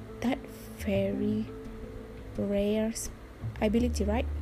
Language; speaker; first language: English; non-native, learner; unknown